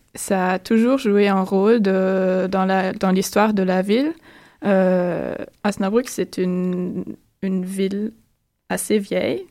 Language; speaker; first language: French; non-native, fluent; German